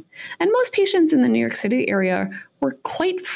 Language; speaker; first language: English; native; English